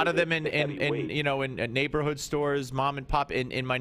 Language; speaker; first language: English; native; English